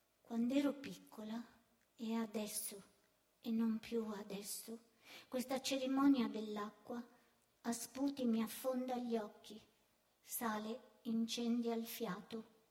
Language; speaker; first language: Italian; native; Italian